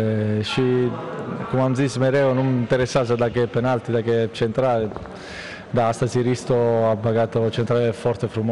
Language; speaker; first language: Romanian; non-native, learner; Italian